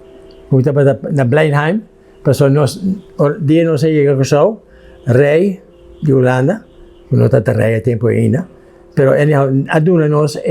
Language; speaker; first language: Portuguese; non-native, learner; Papiamento